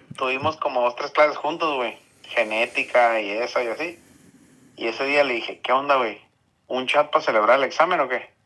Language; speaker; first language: Spanish; early bilingual, heritage; Spanish